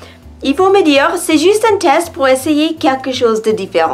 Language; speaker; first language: French; non-native, fluent; English